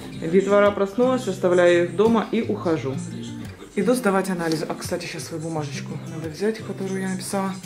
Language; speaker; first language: Russian; native; Russian